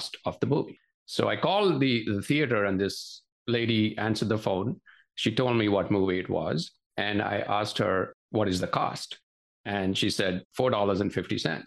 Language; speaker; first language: English; non-native, local second language; Gujarati